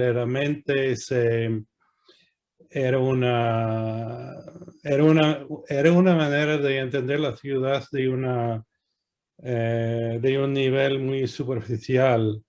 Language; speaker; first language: Spanish; non-native, fluent; English